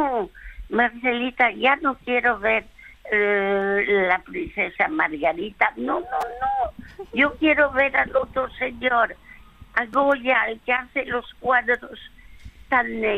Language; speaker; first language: Spanish; early bilingual, other home language; French